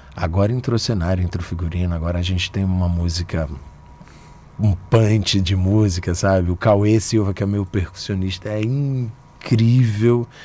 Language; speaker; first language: Portuguese; native; Portuguese